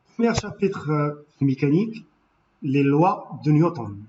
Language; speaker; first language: French; non-native, local second language; Arabic